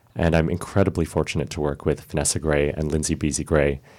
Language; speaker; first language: English; early bilingual, other home language; Cantonese